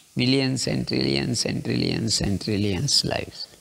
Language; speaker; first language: English; non-native, local second language; Kannada